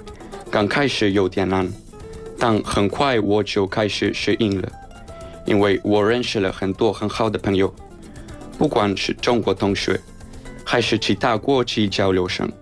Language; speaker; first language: Chinese; non-native, learner; Spanish